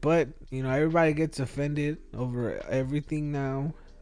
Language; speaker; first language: English; early bilingual, other home language; Spanish